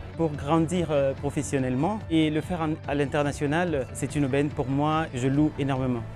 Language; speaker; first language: French; non-native, local second language; Lingala